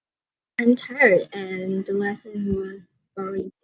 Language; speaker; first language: English; non-native, learner; Vietnamese